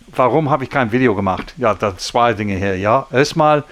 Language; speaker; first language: German; non-native, learner; English